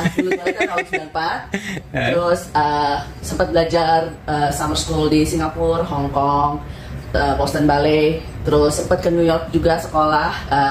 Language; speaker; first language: Indonesian; native; Indonesian